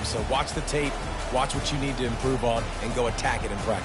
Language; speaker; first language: English; native; English